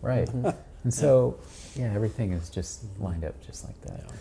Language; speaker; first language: English; native; English